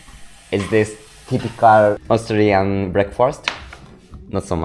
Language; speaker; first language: English; non-native, learner; Japanese